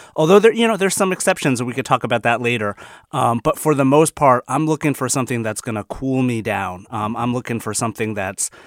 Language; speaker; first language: English; early bilingual, other home language; Chinese